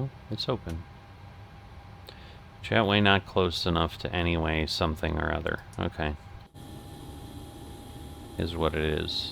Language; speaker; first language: English; native; English